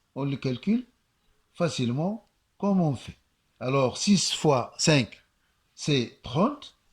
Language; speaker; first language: French; non-native, local second language; Arabic